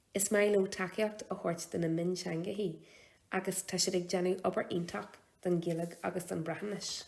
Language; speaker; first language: Irish; non-native, local second language; English